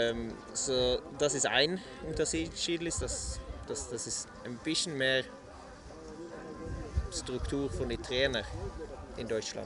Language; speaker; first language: German; non-native, learner; Norwegian